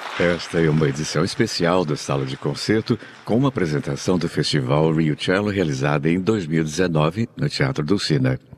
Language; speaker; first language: Portuguese; native; Portuguese